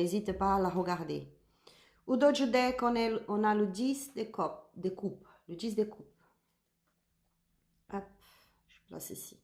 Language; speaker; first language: French; non-native, learner; Spanish